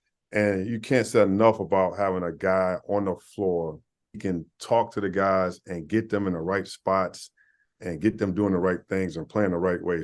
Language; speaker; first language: English; native; English